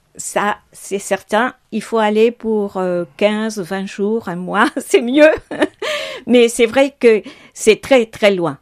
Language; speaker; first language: French; non-native, fluent; Spanish